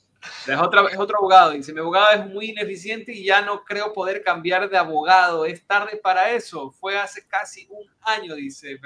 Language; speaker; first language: Spanish; native; Spanish